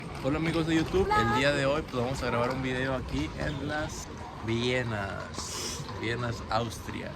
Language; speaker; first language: Spanish; native; Spanish